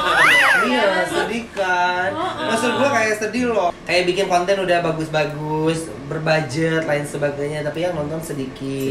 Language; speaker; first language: Indonesian; native; Indonesian